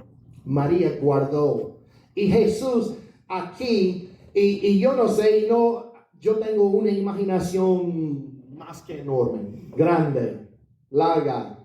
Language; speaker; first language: Spanish; non-native, fluent; English